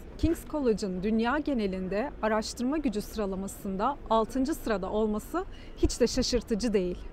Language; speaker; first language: Turkish; native; Turkish